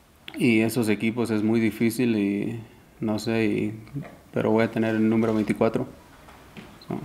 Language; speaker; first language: Spanish; early bilingual, heritage; Spanish